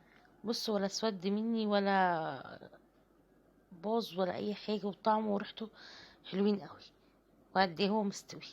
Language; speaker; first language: Arabic; native; Arabic